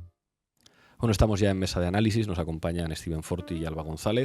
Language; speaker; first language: Spanish; native; Spanish